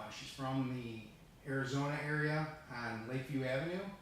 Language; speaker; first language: English; early bilingual, other home language; Italian